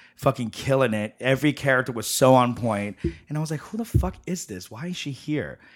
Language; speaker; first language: English; native; English